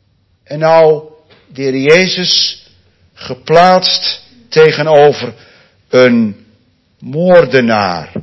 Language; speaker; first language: Dutch; native; Dutch